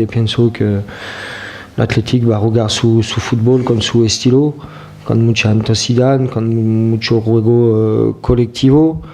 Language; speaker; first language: Spanish; non-native, fluent; French